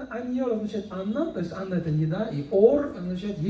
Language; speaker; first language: Russian; native; Russian